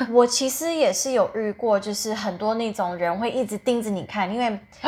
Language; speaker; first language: Chinese; early bilingual, heritage; Chinese